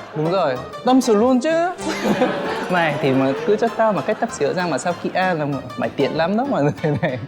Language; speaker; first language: Vietnamese; non-native, fluent; Korean